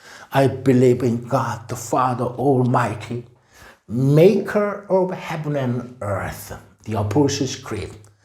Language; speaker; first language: English; non-native, fluent; Korean